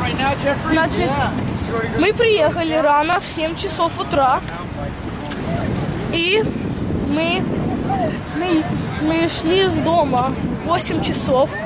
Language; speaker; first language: Russian; early bilingual, heritage; Russian